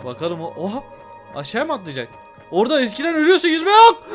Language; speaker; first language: Turkish; native; Turkish